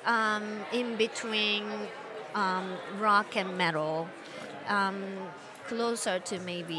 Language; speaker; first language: English; non-native, fluent; Japanese